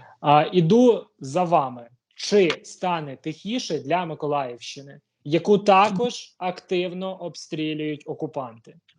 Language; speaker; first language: Ukrainian; native; Ukrainian